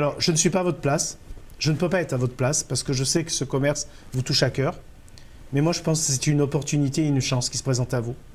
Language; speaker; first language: French; native; French